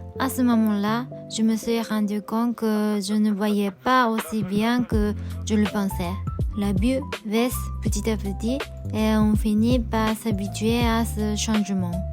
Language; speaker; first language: French; non-native, fluent; Japanese